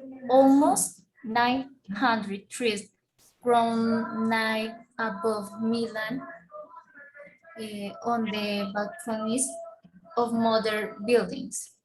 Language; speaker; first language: English; non-native, learner; Spanish